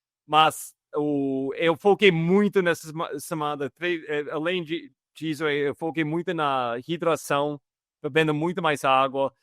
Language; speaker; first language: Portuguese; non-native, fluent; English